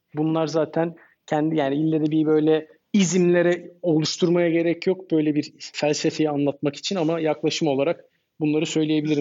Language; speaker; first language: Turkish; native; Turkish